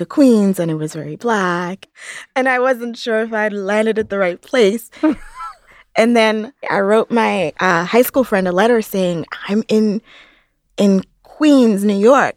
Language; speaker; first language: English; non-native, local second language; Yoruba